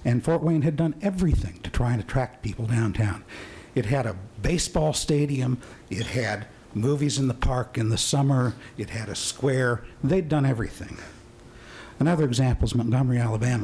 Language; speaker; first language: English; native; English